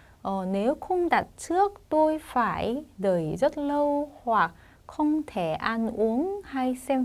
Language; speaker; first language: Vietnamese; non-native, fluent; Korean